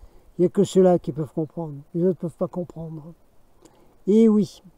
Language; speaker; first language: French; native; French